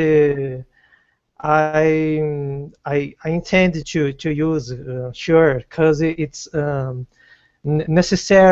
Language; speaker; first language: English; non-native, learner; Portuguese